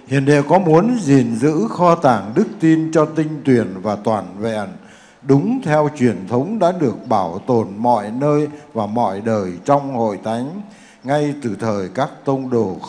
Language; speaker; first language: Vietnamese; native; Vietnamese